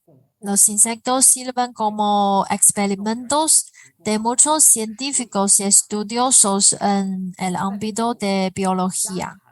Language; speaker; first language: Spanish; non-native, fluent; Chinese